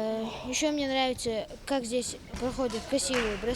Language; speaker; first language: Russian; non-native, local second language; Ingush